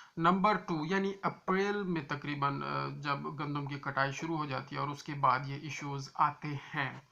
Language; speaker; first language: Urdu; non-native, local second language; Punjabi